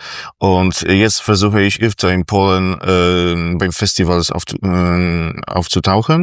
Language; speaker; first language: German; non-native, fluent; Polish